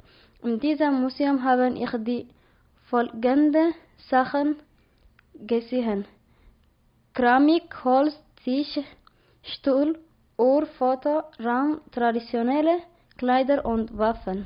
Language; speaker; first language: German; non-native, learner; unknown